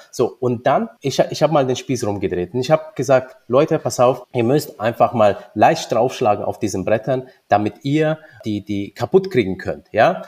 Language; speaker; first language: German; early bilingual, other home language; Romanian